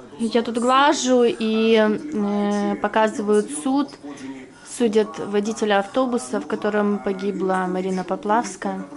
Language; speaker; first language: Russian; non-native, local second language; Ukrainian